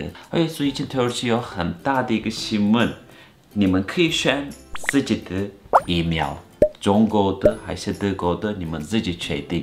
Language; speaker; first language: Chinese; non-native, fluent; Turkish